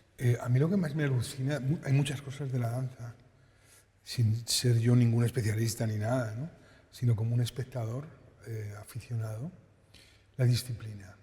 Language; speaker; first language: Spanish; native; Spanish